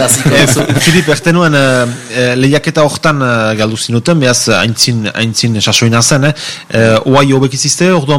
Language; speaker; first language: Basque; native; Basque